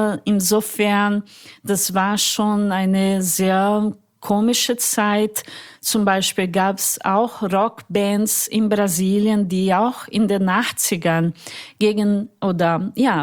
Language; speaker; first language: German; non-native, fluent; Portuguese